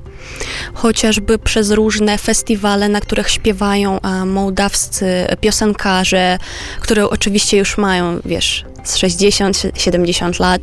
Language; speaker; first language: Polish; non-native, fluent; Romanian